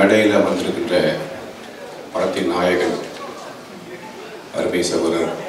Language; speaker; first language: Tamil; native; Tamil